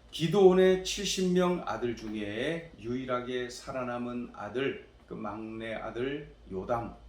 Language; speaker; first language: Korean; native; Korean